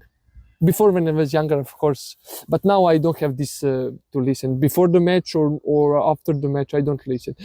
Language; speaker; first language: English; non-native, learner; Serbian